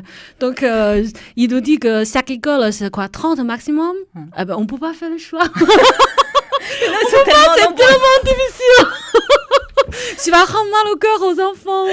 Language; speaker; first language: French; non-native, fluent; Chinese